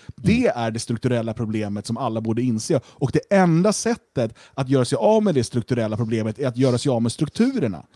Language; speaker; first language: Swedish; native; Swedish